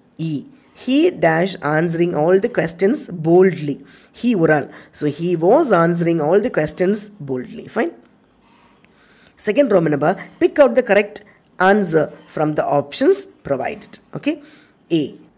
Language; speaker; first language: English; non-native, local second language; Tamil